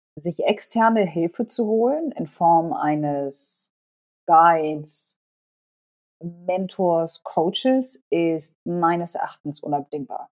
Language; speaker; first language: German; non-native, local second language; Polish